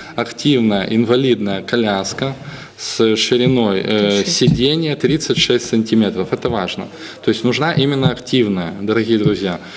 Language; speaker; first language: Russian; native; Russian